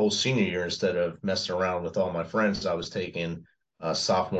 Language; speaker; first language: English; native; English